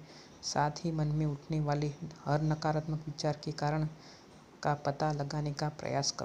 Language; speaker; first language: Hindi; native; Hindi